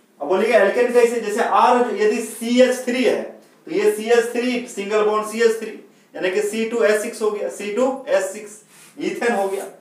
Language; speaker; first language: Hindi; native; Hindi